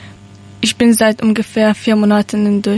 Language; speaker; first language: German; non-native, learner; Persian